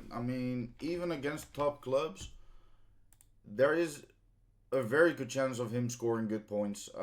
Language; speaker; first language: English; non-native, fluent; Dutch